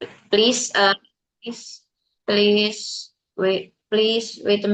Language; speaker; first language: English; non-native, learner; Indonesian